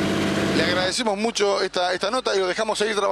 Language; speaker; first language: Spanish; native; Spanish